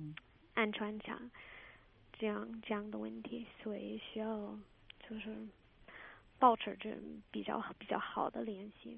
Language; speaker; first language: Chinese; non-native, fluent; English